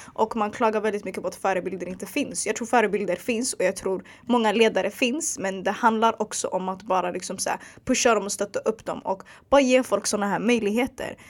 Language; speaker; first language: Swedish; early bilingual, other home language; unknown